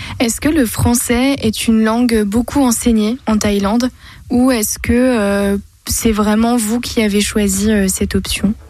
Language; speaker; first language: French; native; French